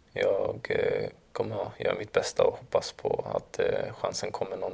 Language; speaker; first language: Swedish; early bilingual, other home language; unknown